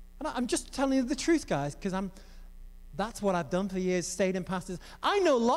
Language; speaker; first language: English; native; English